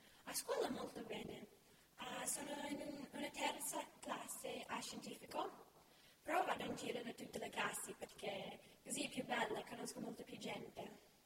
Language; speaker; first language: Italian; non-native, fluent; English